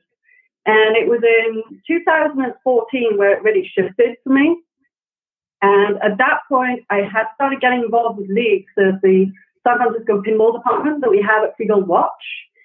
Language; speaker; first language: English; native; English